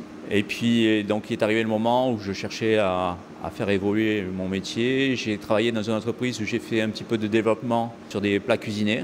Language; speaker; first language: French; native; French